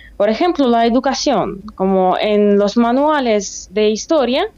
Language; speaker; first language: Spanish; non-native, fluent; Russian